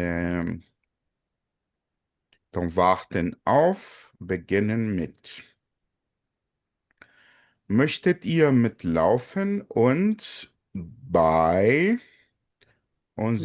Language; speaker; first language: German; non-native, fluent; Portuguese